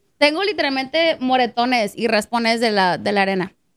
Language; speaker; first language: Spanish; early bilingual, heritage; Spanish